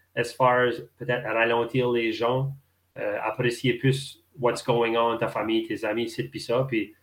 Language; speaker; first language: French; native; French